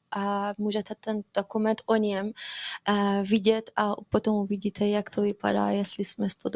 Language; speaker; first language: Czech; non-native, fluent; Persian